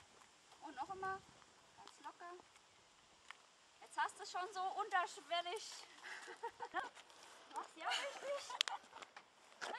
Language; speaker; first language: German; native; German